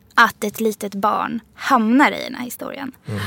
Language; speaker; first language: Swedish; early bilingual, other home language; Persian